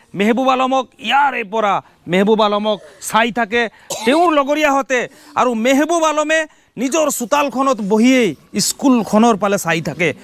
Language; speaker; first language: Assamese; non-native, local second language; Bangla